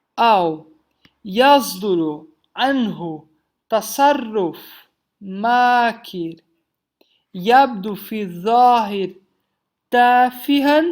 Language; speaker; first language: Arabic; non-native, fluent; Portuguese